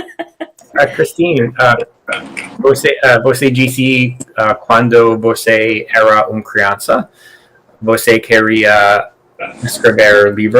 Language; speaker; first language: Portuguese; non-native, learner; English